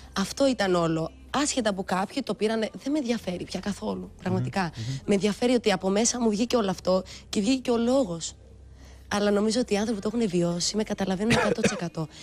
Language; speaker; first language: Greek; early bilingual, other home language; Albanian